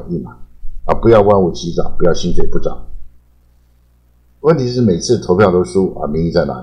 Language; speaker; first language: Chinese; native; Chinese